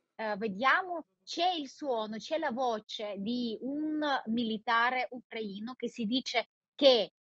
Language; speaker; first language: Italian; non-native, fluent; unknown